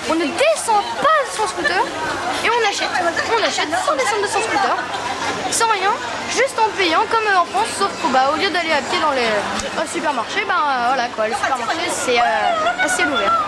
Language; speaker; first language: French; native; French